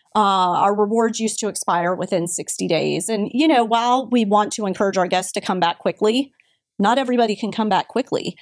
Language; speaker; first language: English; native; English